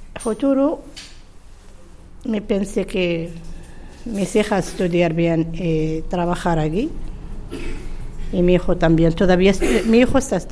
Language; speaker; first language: Spanish; non-native, learner; Arabic